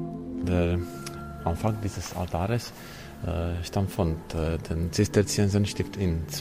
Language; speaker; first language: German; non-native, learner; Czech